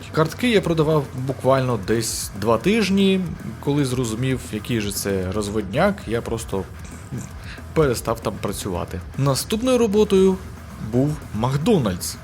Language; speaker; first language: Ukrainian; early bilingual, other home language; Russian